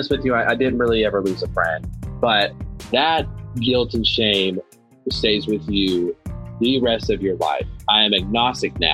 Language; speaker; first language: English; native; English